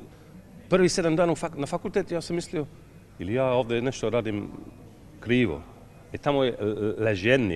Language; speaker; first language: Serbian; non-native, fluent; English